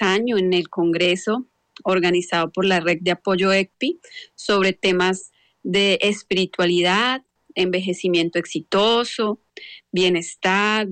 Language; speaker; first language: Spanish; native; Spanish